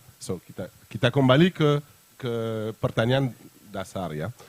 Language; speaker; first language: Indonesian; non-native, fluent; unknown